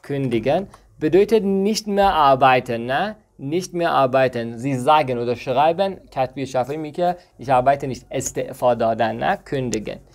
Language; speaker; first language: German; non-native, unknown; Persian